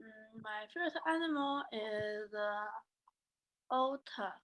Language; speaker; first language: English; non-native, learner; Chinese